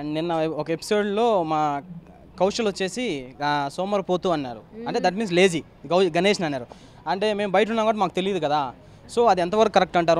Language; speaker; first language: Telugu; native; Telugu